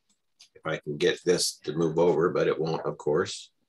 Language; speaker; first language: English; native; English